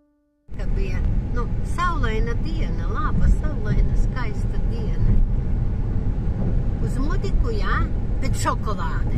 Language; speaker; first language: Latvian; non-native, local second language; Russian